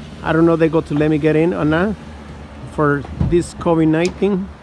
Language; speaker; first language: English; non-native, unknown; Spanish